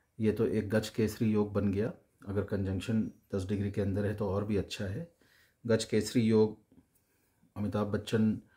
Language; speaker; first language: Hindi; native; Hindi